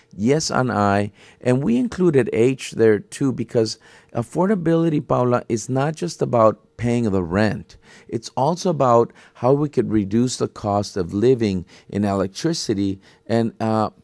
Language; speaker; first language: English; native; English